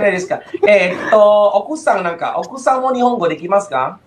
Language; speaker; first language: Japanese; non-native, fluent; Malay